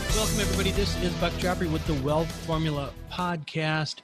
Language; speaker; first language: English; native; English